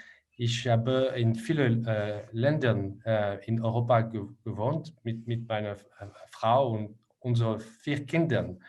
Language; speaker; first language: German; non-native, learner; French